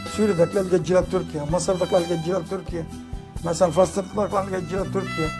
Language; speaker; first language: Turkish; early bilingual, heritage; Turkish